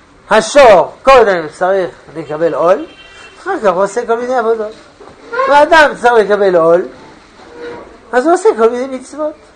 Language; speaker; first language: Hebrew; non-native, fluent; French